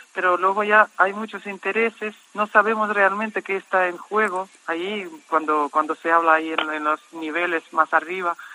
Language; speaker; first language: Spanish; non-native, fluent; Russian